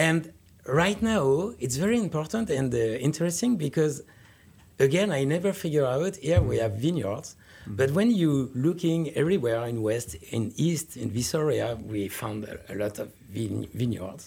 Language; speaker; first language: English; non-native, learner; French